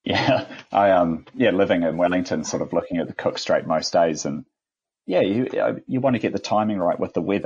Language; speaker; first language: English; native; English